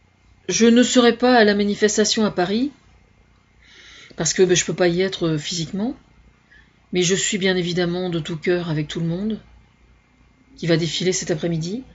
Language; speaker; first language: French; native; French